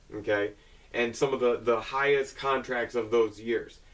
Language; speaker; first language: English; native; English